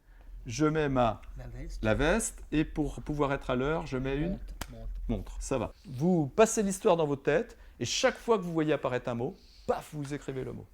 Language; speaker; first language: French; native; French